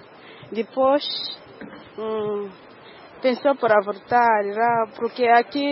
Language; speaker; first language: Portuguese; non-native, learner; Kinyarwanda